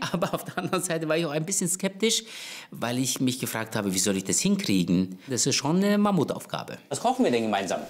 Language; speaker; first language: German; early bilingual, other home language; Turkish